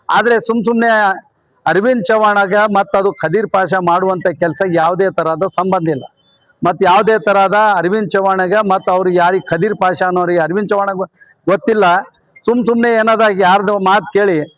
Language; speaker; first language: Kannada; non-native, local second language; Lambadi